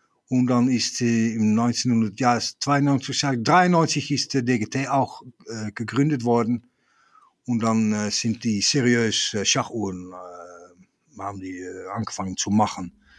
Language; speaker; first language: German; non-native, fluent; Dutch